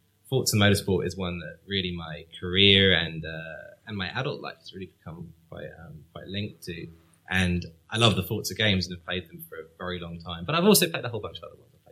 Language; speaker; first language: English; native; English